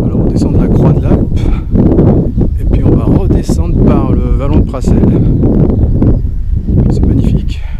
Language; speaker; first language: French; native; French